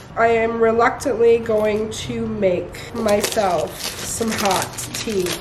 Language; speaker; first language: English; native; English